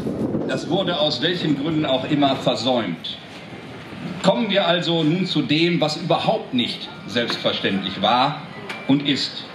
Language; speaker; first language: German; native; German